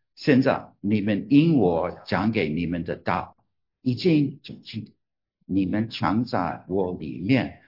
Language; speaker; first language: Chinese; non-native, fluent; English